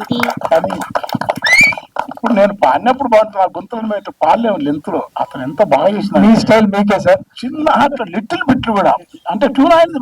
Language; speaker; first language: Telugu; native; Telugu